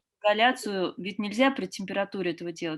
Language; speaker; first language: Russian; native; Russian